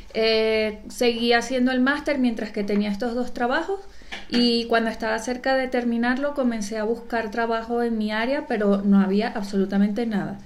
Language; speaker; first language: Spanish; native; Spanish